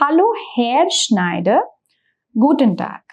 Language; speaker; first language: German; non-native, fluent; English